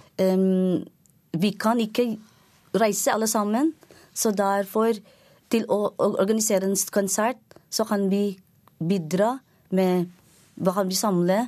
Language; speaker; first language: Norwegian; non-native, fluent; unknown